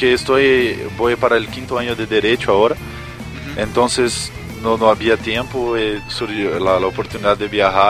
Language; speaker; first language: Spanish; non-native, learner; Portuguese